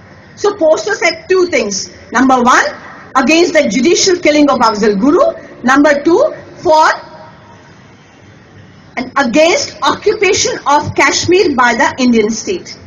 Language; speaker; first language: English; non-native, local second language; Hindi